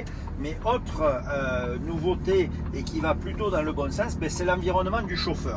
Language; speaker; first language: French; native; French